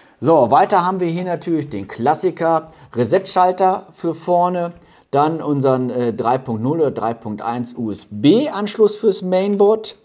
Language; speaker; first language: German; native; German